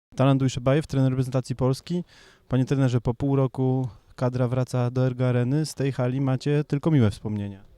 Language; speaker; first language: Polish; native; Polish